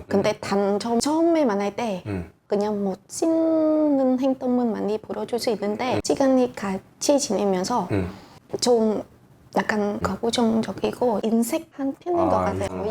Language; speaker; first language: Korean; non-native, learner; Vietnamese